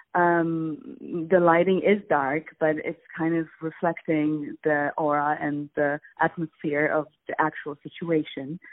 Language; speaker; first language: English; non-native, fluent; Polish